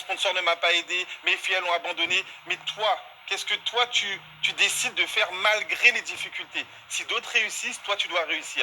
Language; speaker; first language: French; native; French